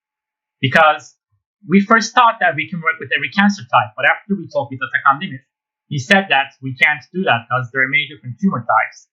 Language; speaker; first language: English; non-native, fluent; Turkish